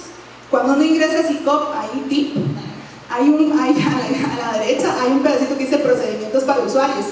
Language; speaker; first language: Spanish; native; Spanish